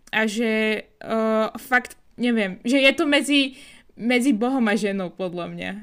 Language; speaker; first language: Slovak; non-native, fluent; Arabic